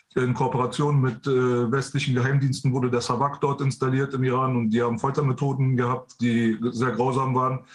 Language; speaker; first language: German; early bilingual, other home language; Persian